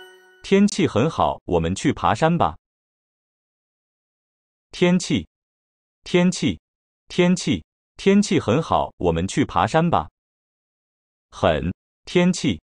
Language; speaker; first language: Chinese; non-native, learner; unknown